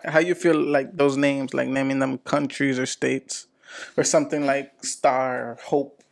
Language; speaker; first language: English; early bilingual, other home language; Spanish